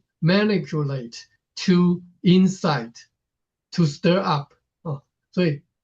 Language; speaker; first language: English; non-native, fluent; Chinese